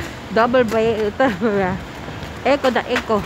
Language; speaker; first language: Korean; non-native, learner; Filipino